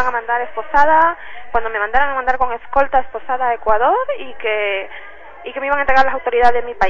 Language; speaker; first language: Spanish; native; Spanish